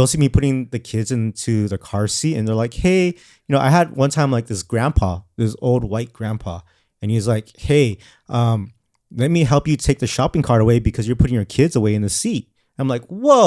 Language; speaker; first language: English; native; English